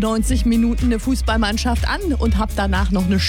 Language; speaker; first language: German; native; German